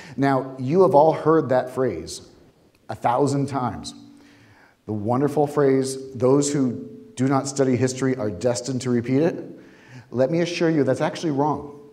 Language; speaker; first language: English; native; English